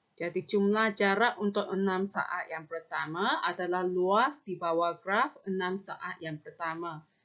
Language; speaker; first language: Malay; non-native, local second language; Chinese